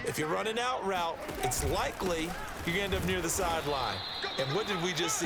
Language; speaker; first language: English; native; English